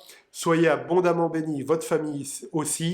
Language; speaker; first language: French; native; French